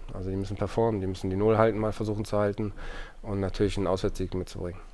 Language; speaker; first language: German; native; German